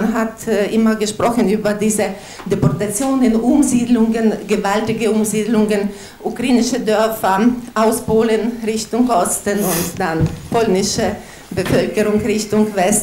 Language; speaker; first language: German; non-native, fluent; Ukrainian